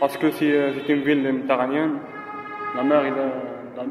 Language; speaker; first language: French; non-native, learner; Arabic